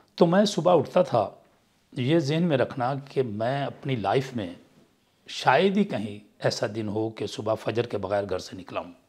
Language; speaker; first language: Urdu; non-native, local second language; Punjabi